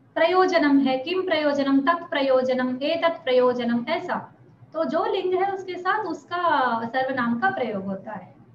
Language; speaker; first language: Hindi; native; Hindi